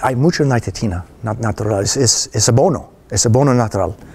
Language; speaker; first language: Spanish; non-native, fluent; English